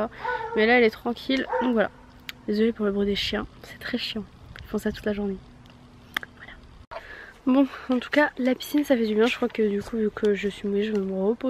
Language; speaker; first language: French; native; French